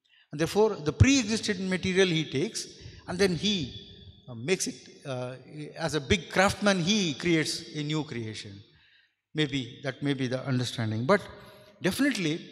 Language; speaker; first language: English; non-native, local second language; Kannada